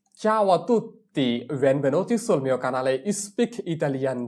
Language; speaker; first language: Italian; non-native, fluent; Bangla